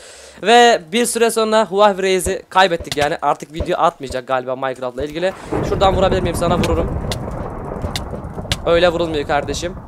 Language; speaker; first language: Turkish; native; Turkish